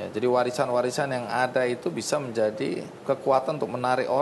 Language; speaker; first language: Indonesian; native; Indonesian